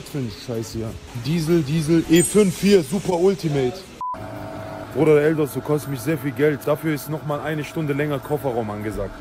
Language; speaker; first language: German; early bilingual, other home language; Turkish